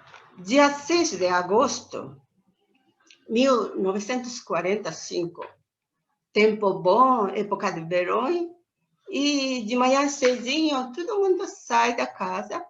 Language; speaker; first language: Portuguese; non-native, learner; Japanese